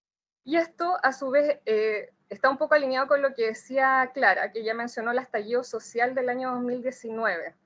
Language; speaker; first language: Spanish; native; Spanish